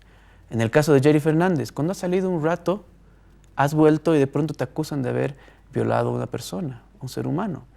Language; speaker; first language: Spanish; native; Spanish